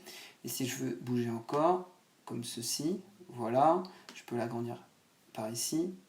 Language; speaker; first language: French; native; French